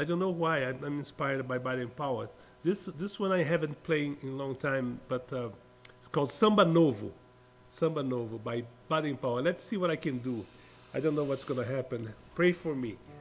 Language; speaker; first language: English; non-native, fluent; Portuguese